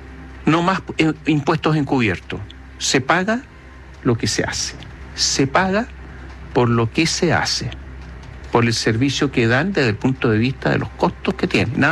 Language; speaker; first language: Spanish; native; Spanish